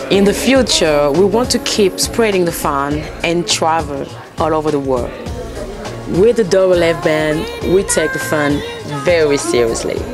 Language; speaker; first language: English; early bilingual, other home language; Lingala